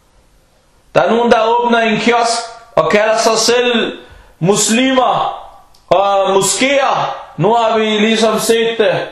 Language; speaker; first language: Danish; non-native, local second language; Arabic